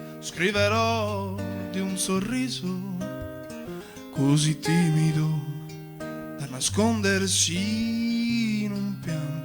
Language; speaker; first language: Italian; native; Italian